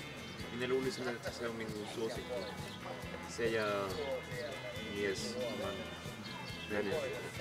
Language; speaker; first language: Finnish; non-native, learner; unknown